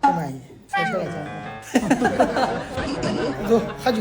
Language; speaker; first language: Chinese; native; Chinese